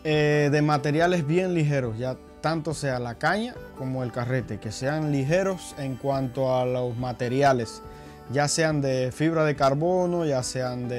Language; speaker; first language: Spanish; native; Spanish